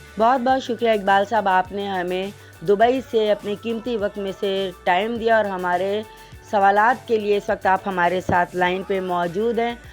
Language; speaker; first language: Urdu; native; Urdu